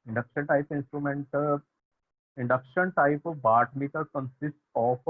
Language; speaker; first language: English; non-native, local second language; Punjabi